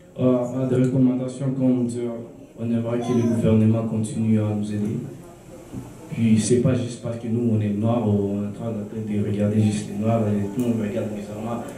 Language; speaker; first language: French; early bilingual, other home language; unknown